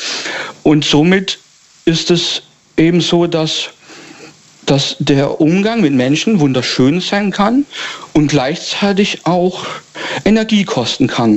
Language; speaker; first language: German; native; German